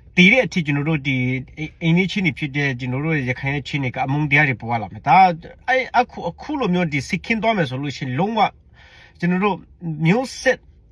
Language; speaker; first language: Burmese; non-native, local second language; Hakha Chin